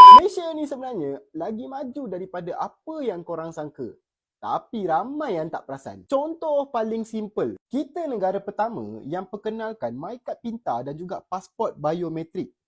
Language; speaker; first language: Malay; native; Malay